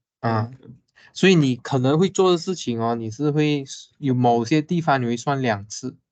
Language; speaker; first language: Chinese; native; Chinese